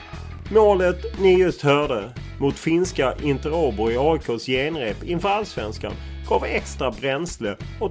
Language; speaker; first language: Swedish; native; Swedish